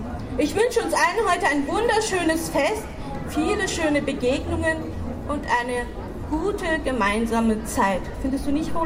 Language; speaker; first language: German; early bilingual, other home language; Turkish